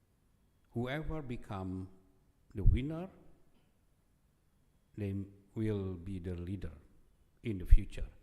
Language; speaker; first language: English; non-native, fluent; Indonesian